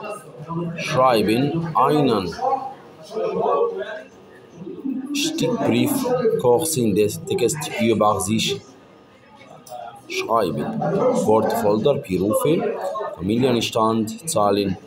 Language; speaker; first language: German; non-native, learner; Arabic